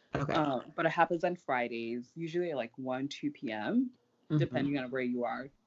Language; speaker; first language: English; non-native, local second language; Yoruba